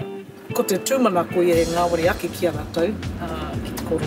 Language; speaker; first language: Māori; non-native, local second language; English